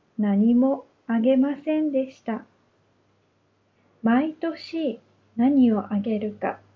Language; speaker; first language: Japanese; native; Japanese